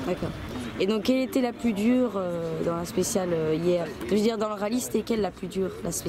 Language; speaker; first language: French; native; French